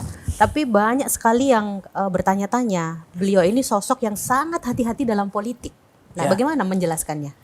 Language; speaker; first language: Indonesian; native; Indonesian